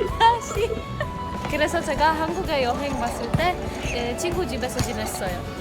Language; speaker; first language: Korean; non-native, fluent; Polish